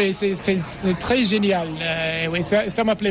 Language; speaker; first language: French; non-native, learner; English